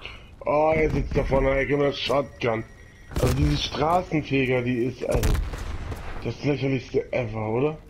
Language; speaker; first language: German; native; German